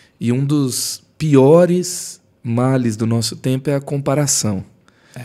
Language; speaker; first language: Portuguese; native; Portuguese